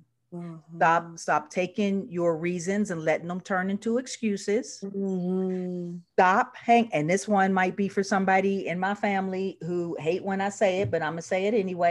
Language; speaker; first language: English; native; English